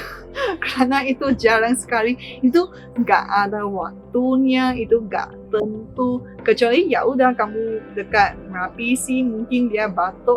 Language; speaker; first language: Indonesian; non-native, fluent; Chinese